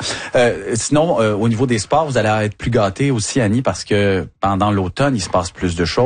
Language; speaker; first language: French; native; French